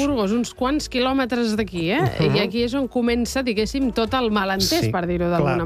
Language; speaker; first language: Catalan; native; Catalan